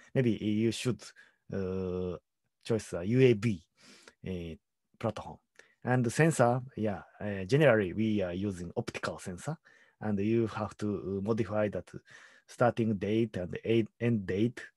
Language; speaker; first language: English; non-native, learner; Japanese